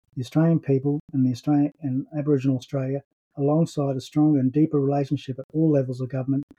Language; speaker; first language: English; native; English